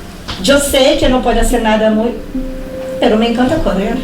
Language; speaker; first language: Spanish; non-native, fluent; Portuguese